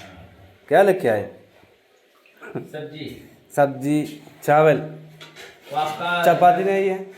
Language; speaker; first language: Hindi; non-native, local second language; Malayalam